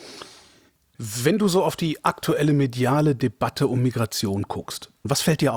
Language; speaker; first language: German; native; German